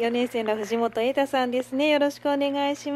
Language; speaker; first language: Japanese; native; Japanese